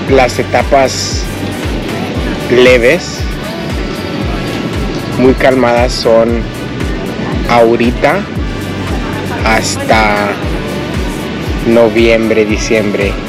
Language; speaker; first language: Spanish; early bilingual, heritage; English